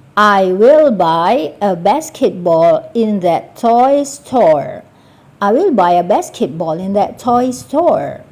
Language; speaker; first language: English; non-native, fluent; Indonesian